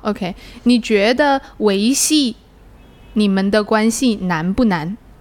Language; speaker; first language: Chinese; native; Chinese